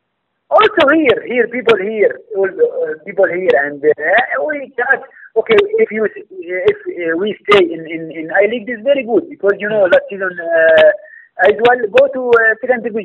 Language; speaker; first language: English; non-native, learner; Arabic